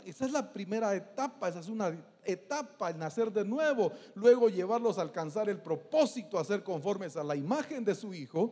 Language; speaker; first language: Spanish; native; Spanish